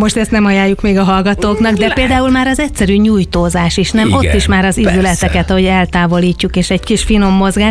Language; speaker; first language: Hungarian; native; Hungarian